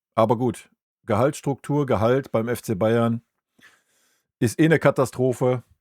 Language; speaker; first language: German; native; German